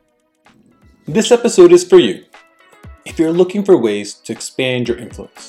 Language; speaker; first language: English; early bilingual, other home language; Spanish